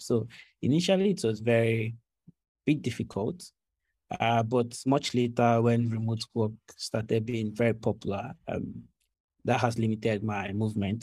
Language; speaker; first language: English; non-native, local second language; Ibibio